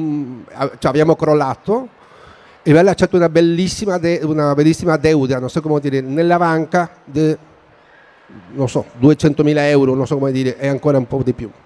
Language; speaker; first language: Italian; non-native, fluent; Spanish